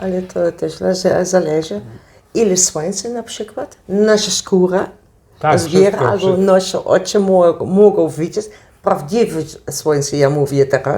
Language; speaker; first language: Polish; non-native, learner; Dutch